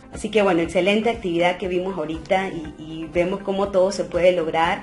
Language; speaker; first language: Spanish; native; Spanish